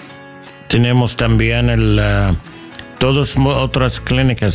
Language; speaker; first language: Spanish; non-native, learner; English